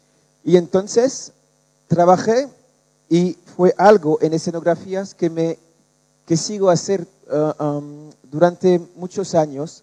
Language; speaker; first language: Spanish; non-native, learner; French